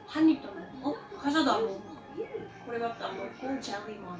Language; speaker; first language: Korean; non-native, fluent; English